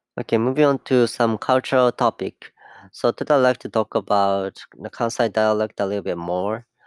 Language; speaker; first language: English; non-native, fluent; Japanese